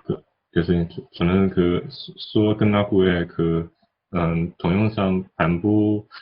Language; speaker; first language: Korean; non-native, learner; Chinese